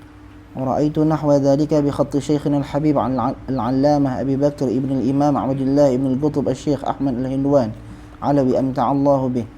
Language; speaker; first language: Arabic; non-native, fluent; Malay